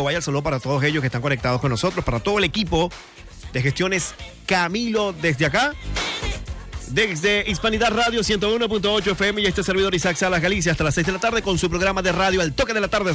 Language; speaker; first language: Spanish; native; Spanish